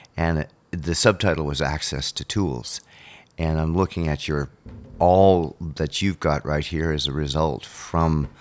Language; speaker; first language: English; native; English